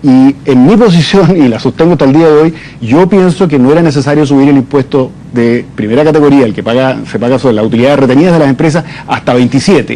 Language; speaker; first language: Spanish; native; Spanish